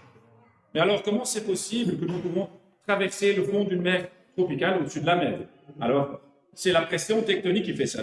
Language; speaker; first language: French; non-native, local second language; Dutch